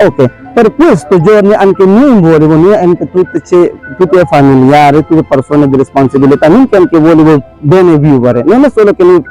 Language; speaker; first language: Italian; non-native, learner; Urdu